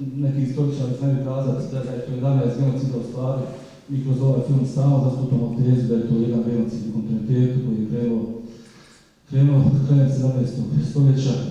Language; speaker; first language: Croatian; native; Croatian